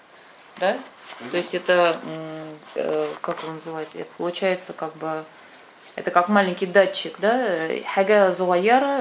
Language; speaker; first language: Russian; native; Russian